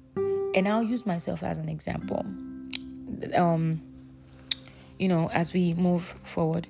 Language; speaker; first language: English; non-native, local second language; Yoruba